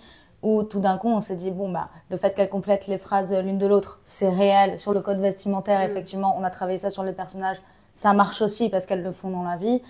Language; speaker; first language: French; native; French